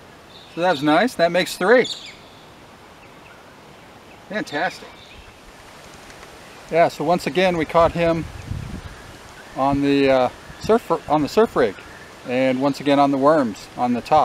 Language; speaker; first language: English; native; English